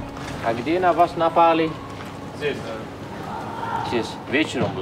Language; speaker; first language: Russian; non-native, fluent; Dutch